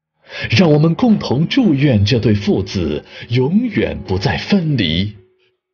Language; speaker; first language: Chinese; native; Chinese